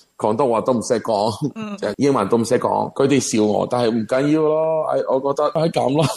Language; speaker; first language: Cantonese; non-native, learner; Spanish